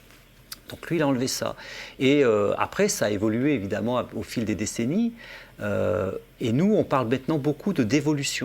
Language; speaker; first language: French; native; French